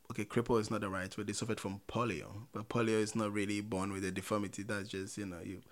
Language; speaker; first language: English; non-native, local second language; Akan